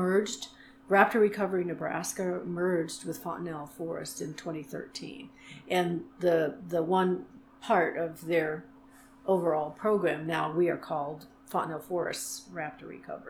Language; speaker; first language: English; native; English